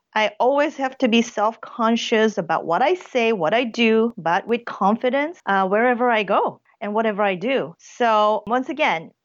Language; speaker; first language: English; early bilingual, other home language; Korean